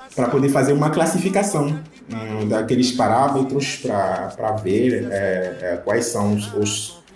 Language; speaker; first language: Portuguese; non-native, fluent; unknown